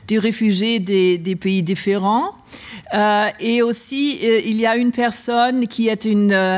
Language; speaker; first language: French; non-native, learner; German